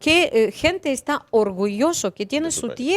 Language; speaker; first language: Spanish; non-native, learner; Ukrainian